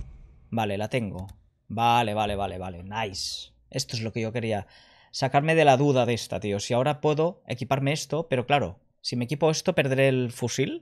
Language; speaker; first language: Spanish; native; Spanish